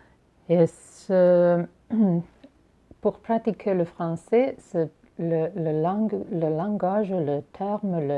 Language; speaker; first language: French; non-native, learner; English